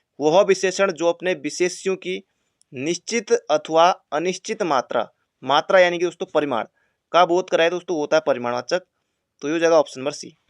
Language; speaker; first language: Hindi; native; Hindi